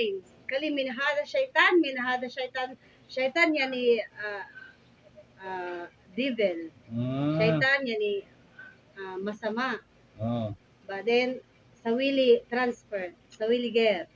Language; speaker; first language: Arabic; non-native, learner; Filipino